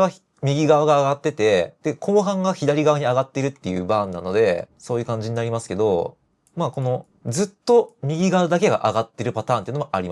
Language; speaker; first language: Japanese; native; Japanese